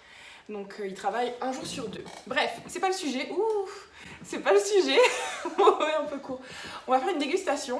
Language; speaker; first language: French; native; French